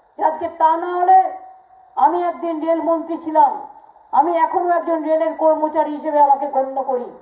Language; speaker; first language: Bangla; native; Bangla